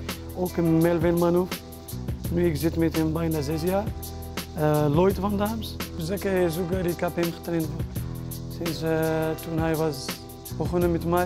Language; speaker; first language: Dutch; non-native, fluent; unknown